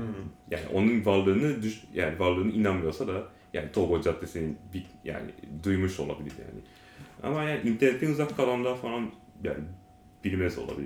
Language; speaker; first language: Turkish; non-native, learner; Japanese